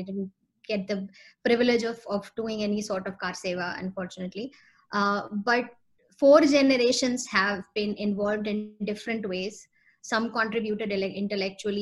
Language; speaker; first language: English; non-native, local second language; Hindi